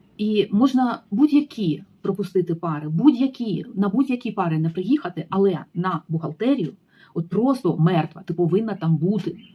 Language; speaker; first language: Ukrainian; native; Ukrainian